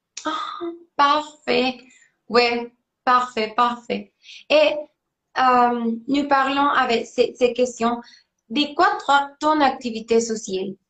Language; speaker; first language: French; non-native, learner; Spanish